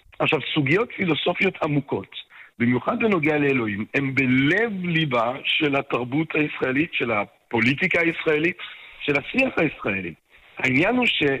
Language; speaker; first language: Hebrew; non-native, fluent; French